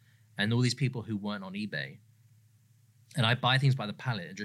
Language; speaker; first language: English; native; English